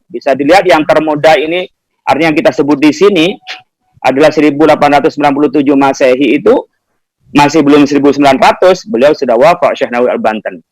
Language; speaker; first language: Indonesian; non-native, local second language; Madurese